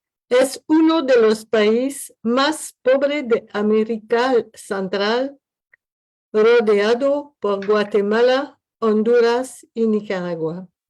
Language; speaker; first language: Spanish; non-native, learner; French